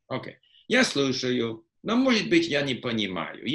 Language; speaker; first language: Russian; non-native, fluent; English